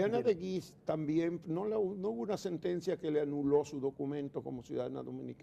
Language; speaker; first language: Spanish; native; Spanish